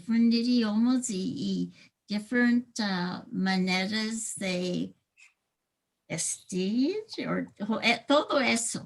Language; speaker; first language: Spanish; early bilingual, heritage; English